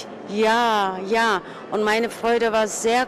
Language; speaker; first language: German; early bilingual, other home language; Turkish